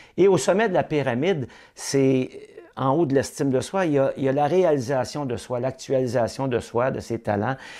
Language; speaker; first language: French; native; French